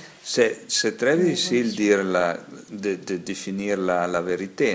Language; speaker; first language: French; non-native, fluent; Italian